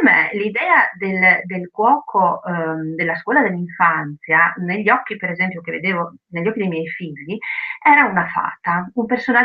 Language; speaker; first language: Italian; native; Italian